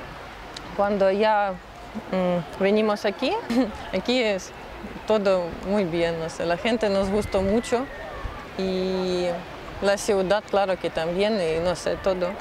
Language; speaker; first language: Spanish; non-native, learner; Russian